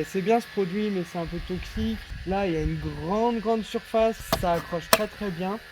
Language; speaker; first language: French; native; French